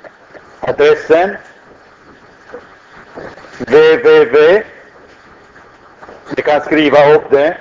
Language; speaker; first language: Swedish; non-native, fluent; Arabic